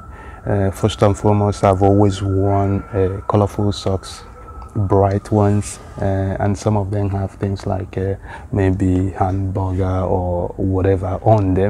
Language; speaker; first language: English; non-native, local second language; Igbo